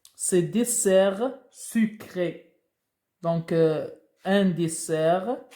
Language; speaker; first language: French; non-native, local second language; Arabic